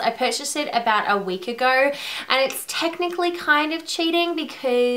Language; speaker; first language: English; native; English